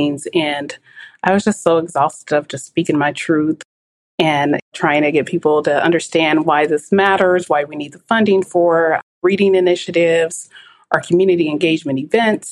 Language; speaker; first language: English; native; English